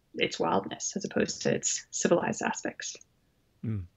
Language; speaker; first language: English; native; English